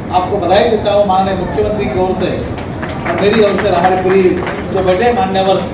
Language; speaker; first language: Hindi; non-native, local second language; Marathi